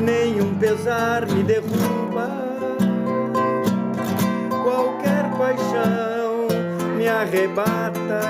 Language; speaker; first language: Portuguese; native; Portuguese